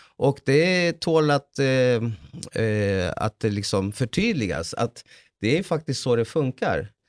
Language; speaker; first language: Swedish; early bilingual, other home language; Spanish